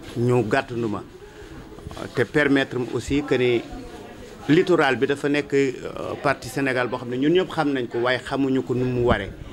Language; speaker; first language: Wolof; non-native, local second language; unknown